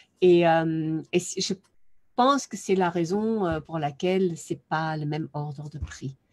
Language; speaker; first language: French; non-native, fluent; German